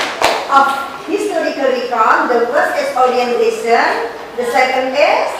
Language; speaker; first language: English; non-native, fluent; Indonesian